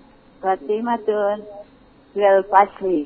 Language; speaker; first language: Arabic; non-native, learner; Indonesian